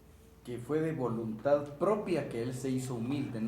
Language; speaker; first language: Spanish; native; Spanish